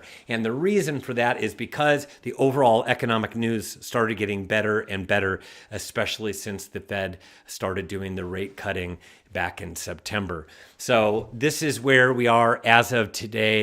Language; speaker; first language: English; native; English